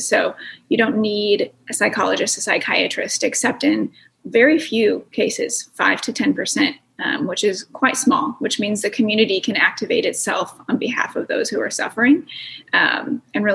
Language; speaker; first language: English; native; English